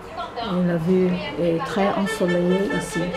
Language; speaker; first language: French; non-native, fluent; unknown